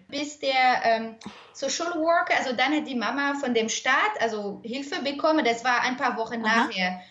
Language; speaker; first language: German; non-native, fluent; French